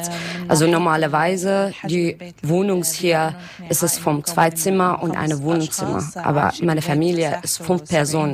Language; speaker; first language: German; non-native, learner; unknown